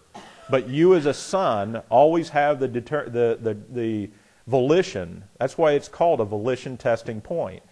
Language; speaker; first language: English; native; English